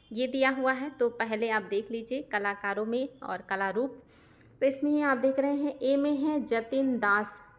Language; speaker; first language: Hindi; native; Hindi